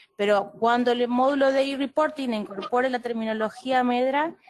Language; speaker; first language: Spanish; native; Spanish